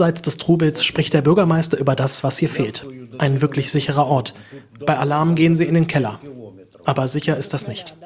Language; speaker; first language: German; native; German